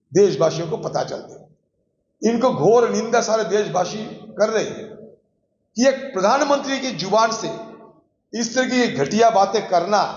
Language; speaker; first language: Hindi; non-native, local second language; Bangla